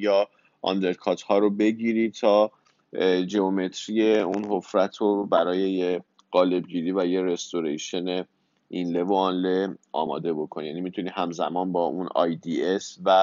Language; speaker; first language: Persian; native; Persian